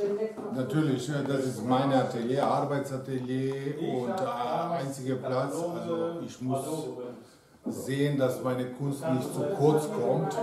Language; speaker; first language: German; non-native, fluent; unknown